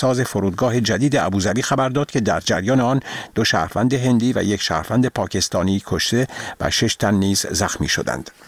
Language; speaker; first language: Persian; native; Persian